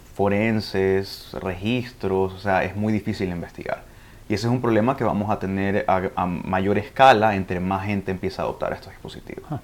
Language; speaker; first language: Spanish; early bilingual, heritage; Spanish